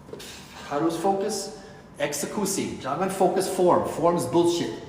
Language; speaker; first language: Indonesian; non-native, fluent; English